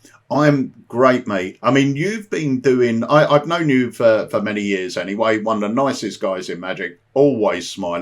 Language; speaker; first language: English; native; English